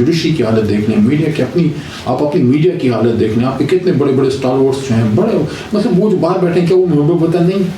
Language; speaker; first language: Urdu; non-native, local second language; Pashto